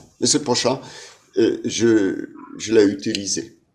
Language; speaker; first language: French; non-native, fluent; German